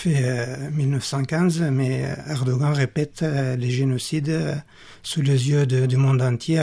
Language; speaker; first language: French; non-native, fluent; Kurdish